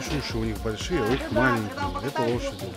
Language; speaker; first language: Russian; native; Russian